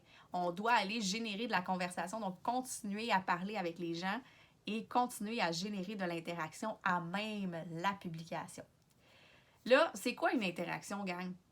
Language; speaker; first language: French; native; French